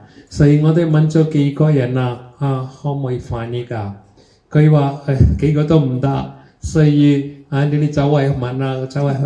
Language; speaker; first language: Cantonese; early bilingual, heritage; Cantonese